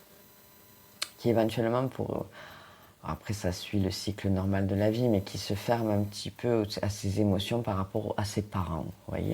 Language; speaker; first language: French; native; French